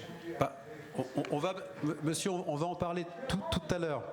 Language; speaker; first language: French; native; French